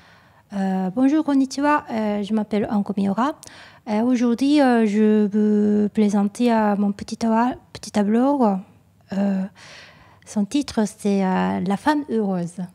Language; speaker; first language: French; non-native, learner; Japanese